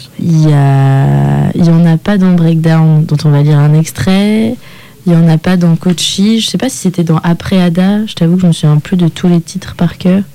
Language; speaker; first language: French; native; French